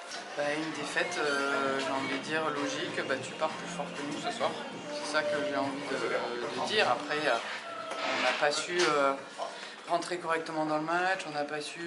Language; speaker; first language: French; native; French